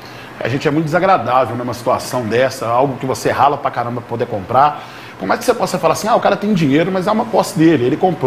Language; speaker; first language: Portuguese; native; Portuguese